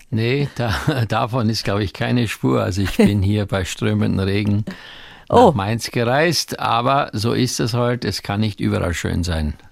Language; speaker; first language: German; native; German